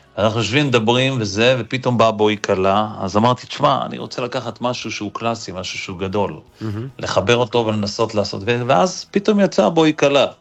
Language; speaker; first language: Hebrew; native; Hebrew